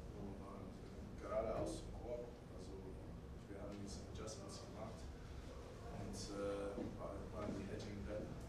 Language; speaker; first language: German; non-native, learner; English